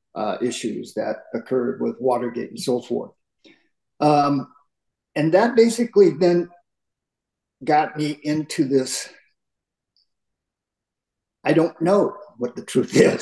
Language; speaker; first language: English; native; English